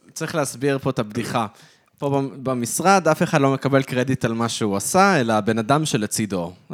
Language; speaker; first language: Hebrew; native; Hebrew